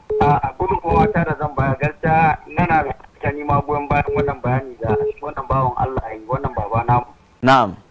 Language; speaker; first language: Hausa; native; Hausa